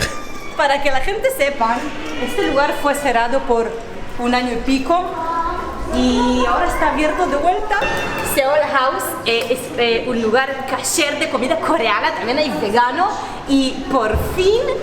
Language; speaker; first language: Spanish; non-native, fluent; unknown